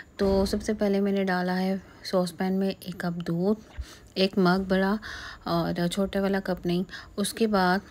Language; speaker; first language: Urdu; native; Urdu